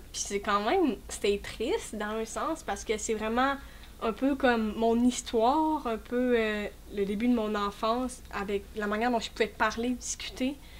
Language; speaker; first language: French; native; French